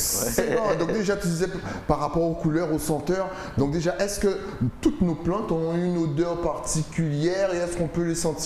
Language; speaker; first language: French; native; French